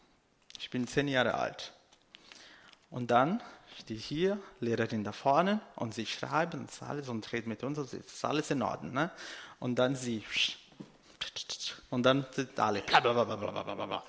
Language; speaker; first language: German; non-native, fluent; Portuguese